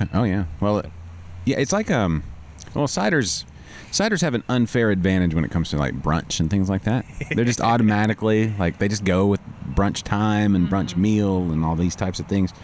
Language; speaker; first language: English; native; English